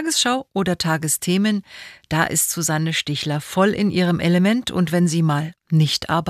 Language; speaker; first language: German; native; German